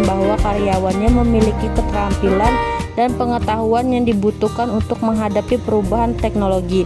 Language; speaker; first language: Indonesian; native; Indonesian